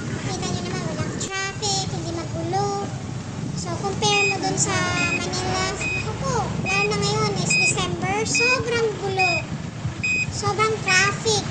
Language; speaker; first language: Filipino; native; Filipino